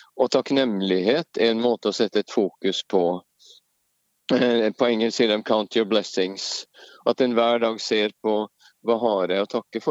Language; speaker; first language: Norwegian; native; Norwegian